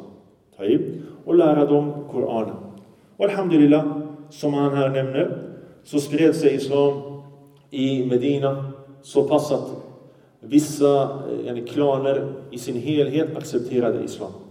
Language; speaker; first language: Swedish; early bilingual, other home language; Arabic